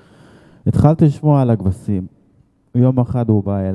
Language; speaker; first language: Hebrew; non-native, fluent; Arabic